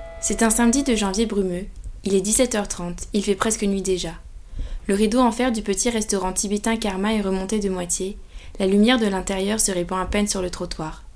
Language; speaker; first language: French; native; French